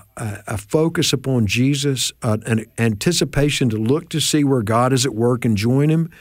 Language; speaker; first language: English; native; English